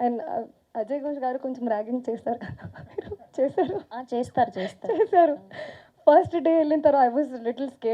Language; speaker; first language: Telugu; non-native, fluent; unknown